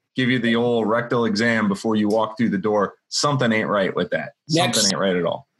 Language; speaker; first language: English; native; English